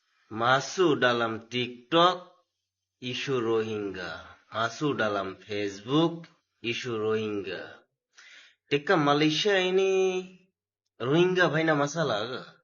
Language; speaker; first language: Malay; non-native, fluent; Rohingya